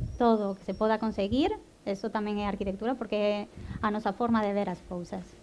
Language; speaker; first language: Galician; non-native, local second language; Spanish